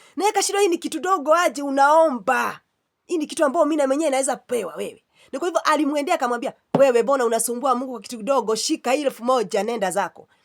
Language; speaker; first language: Swahili; non-native, local second language; Kikuyu